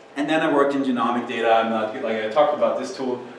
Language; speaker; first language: English; non-native, fluent; German